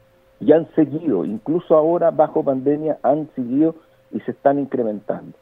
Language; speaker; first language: Spanish; native; Spanish